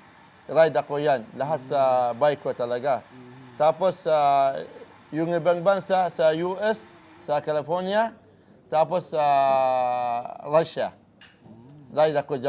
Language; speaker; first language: Filipino; non-native, learner; Arabic